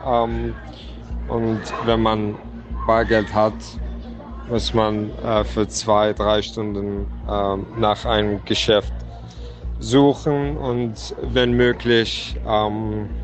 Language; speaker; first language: German; non-native, fluent; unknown